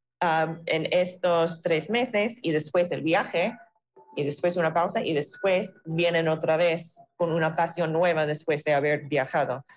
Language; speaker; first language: Spanish; non-native, fluent; English